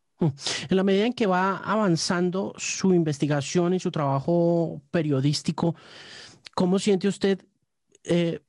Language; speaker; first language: Spanish; native; Spanish